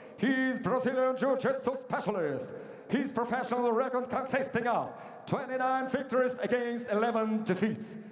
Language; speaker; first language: English; non-native, fluent; Russian